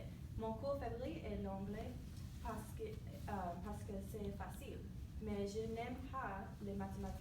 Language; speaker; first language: French; non-native, learner; English